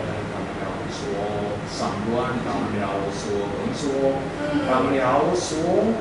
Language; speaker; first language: Chinese; non-native, learner; Sinhala